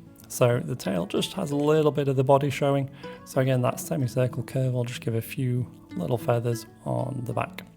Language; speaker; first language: English; native; English